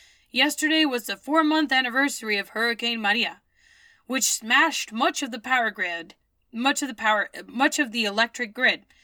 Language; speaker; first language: English; early bilingual, other home language; Spanish